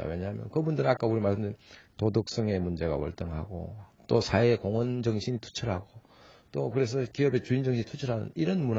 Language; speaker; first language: Korean; native; Korean